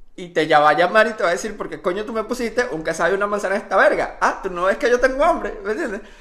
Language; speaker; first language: Spanish; native; Spanish